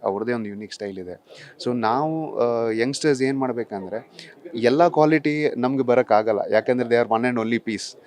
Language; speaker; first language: Kannada; non-native, local second language; Tulu